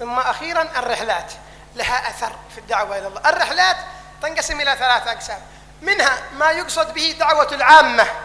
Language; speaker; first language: Arabic; native; Arabic